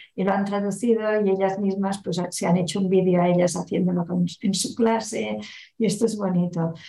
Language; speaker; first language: Spanish; non-native, local second language; Catalan